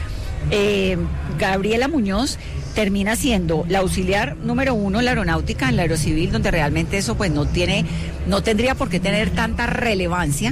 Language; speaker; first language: Spanish; native; Spanish